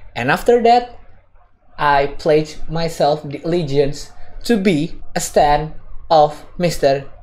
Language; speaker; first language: English; non-native, fluent; Indonesian